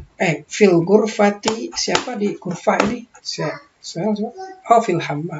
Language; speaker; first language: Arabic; non-native, fluent; Indonesian